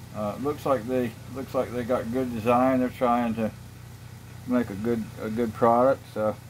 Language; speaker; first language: English; native; English